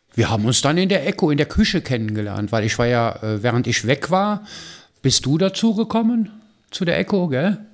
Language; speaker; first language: German; native; German